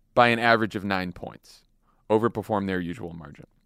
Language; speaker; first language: English; native; English